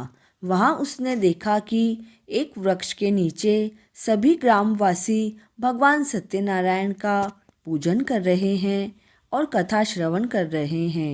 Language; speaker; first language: Hindi; native; Hindi